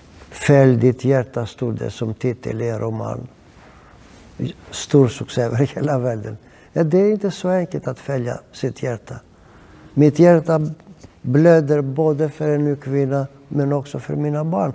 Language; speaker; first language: Swedish; non-native, fluent; Greek